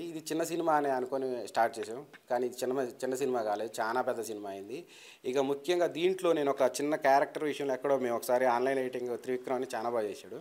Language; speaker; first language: Telugu; native; Telugu